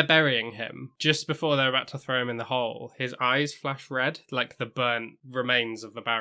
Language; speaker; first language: English; native; English